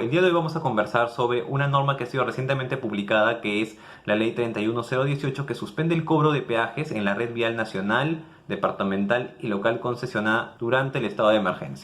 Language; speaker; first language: Spanish; native; Spanish